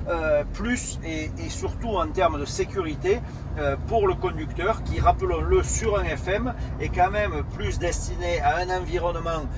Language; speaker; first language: French; native; French